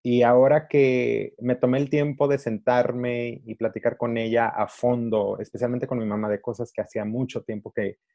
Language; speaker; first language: Spanish; early bilingual, other home language; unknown